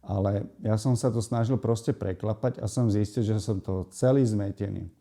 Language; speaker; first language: Slovak; native; Slovak